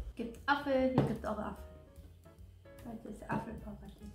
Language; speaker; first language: German; non-native, learner; Korean